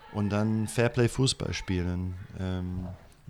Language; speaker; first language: German; non-native, fluent; English